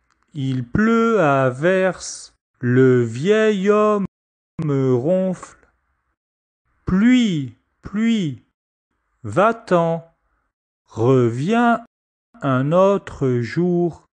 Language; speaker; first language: French; non-native, fluent; Chinese